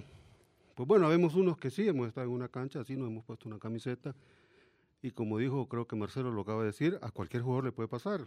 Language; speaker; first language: Spanish; native; Spanish